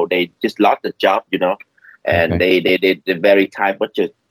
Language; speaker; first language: English; non-native, learner; Vietnamese